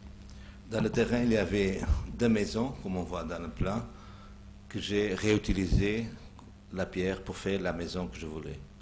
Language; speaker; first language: French; non-native, fluent; Portuguese